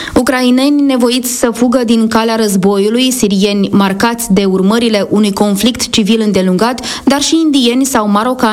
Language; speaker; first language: Romanian; native; Romanian